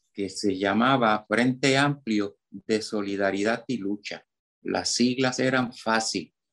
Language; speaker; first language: Spanish; native; Spanish